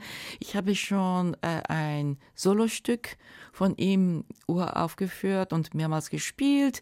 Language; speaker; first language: German; non-native, fluent; Japanese